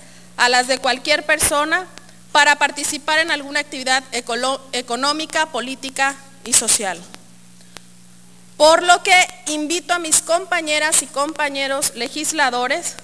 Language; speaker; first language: Spanish; native; Spanish